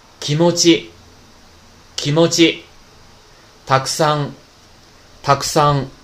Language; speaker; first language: Japanese; non-native, fluent; Chinese